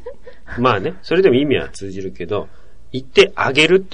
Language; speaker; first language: Japanese; native; Japanese